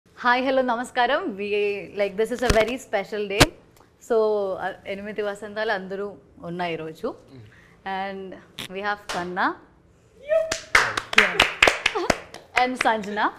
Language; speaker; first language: Telugu; non-native, fluent; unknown